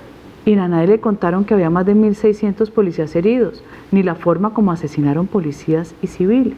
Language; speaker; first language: Spanish; native; Spanish